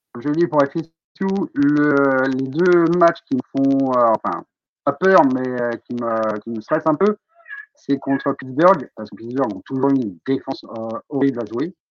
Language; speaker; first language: French; native; French